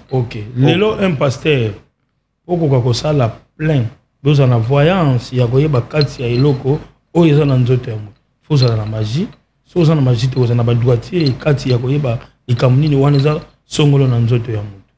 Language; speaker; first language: Lingala; non-native, local second language; Kongo